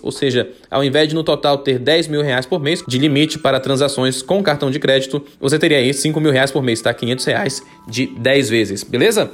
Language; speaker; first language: Portuguese; native; Portuguese